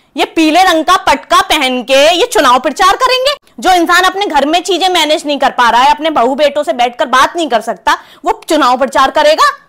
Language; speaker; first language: Hindi; native; Hindi